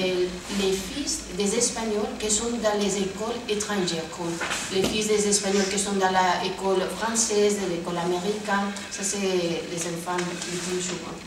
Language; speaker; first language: French; non-native, fluent; Spanish